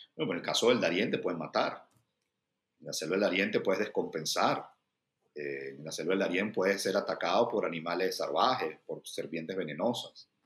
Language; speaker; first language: Spanish; native; Spanish